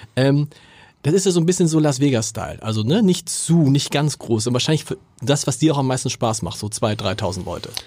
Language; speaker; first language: German; native; German